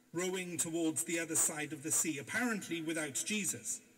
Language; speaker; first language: English; native; English